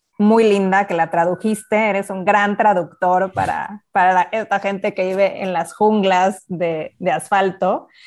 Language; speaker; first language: Spanish; native; Spanish